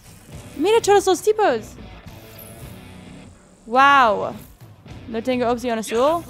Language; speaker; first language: Spanish; non-native, learner; English